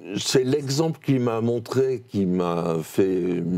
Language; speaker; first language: French; native; French